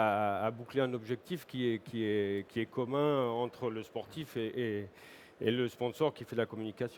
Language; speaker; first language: French; native; French